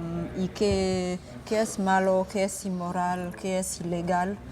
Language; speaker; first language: Spanish; non-native, fluent; French